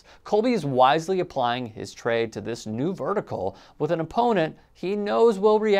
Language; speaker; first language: English; native; English